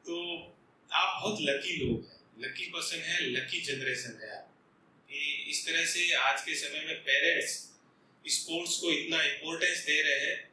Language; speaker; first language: Hindi; non-native, local second language; Gujarati